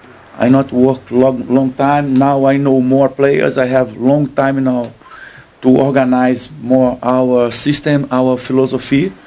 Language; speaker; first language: English; non-native, learner; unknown